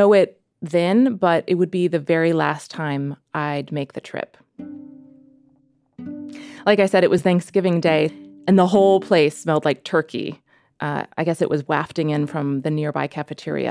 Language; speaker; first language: English; native; English